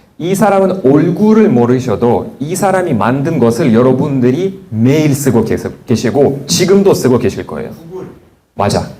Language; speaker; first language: Korean; non-native, fluent; Russian